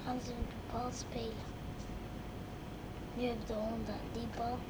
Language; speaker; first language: Dutch; early bilingual, other home language; Arabic